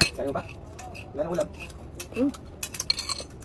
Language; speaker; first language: Filipino; native; Filipino